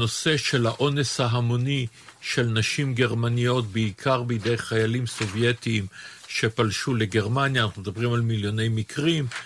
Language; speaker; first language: Hebrew; native; Hebrew